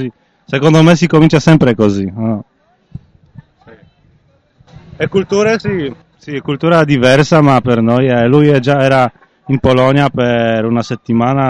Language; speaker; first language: Italian; non-native, fluent; Polish